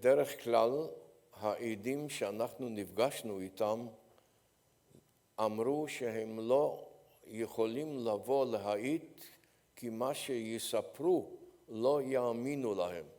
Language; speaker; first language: Hebrew; non-native, fluent; Polish